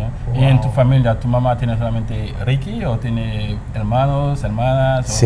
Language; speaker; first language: Spanish; non-native, fluent; Haitian Creole